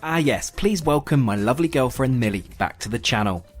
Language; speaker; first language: English; native; English